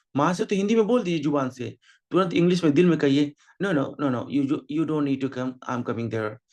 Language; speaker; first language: Hindi; native; Hindi